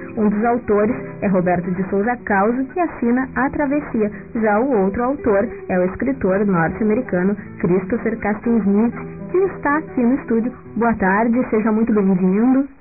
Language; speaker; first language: Portuguese; native; Portuguese